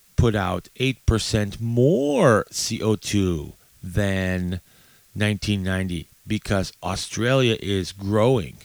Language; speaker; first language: English; native; English